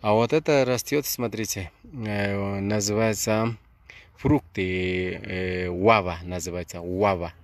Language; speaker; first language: Russian; non-native, learner; Spanish